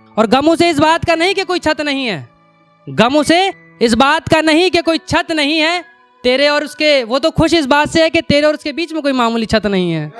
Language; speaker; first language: Hindi; native; Hindi